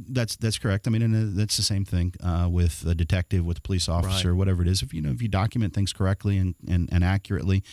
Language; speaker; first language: English; native; English